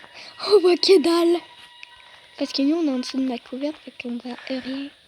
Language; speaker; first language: French; native; French